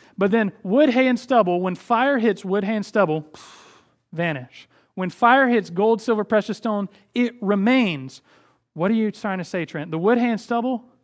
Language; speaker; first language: English; native; English